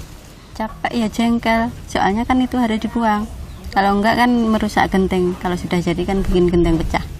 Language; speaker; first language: Indonesian; non-native, local second language; Javanese